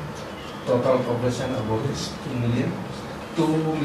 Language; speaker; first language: English; non-native, learner; Indonesian